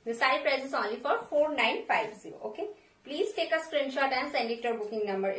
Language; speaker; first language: English; non-native, local second language; Bangla